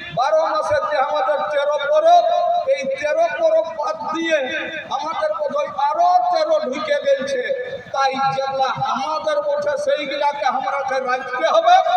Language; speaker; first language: Bangla; non-native, local second language; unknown